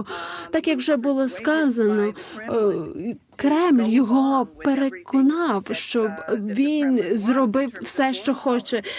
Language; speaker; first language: Ukrainian; non-native, fluent; English